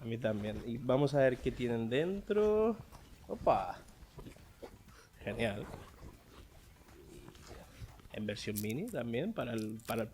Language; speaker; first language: Spanish; early bilingual, other home language; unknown